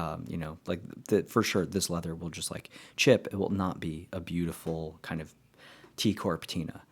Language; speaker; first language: English; native; English